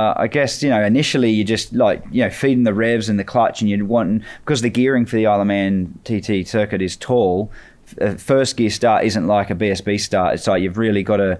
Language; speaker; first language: English; native; English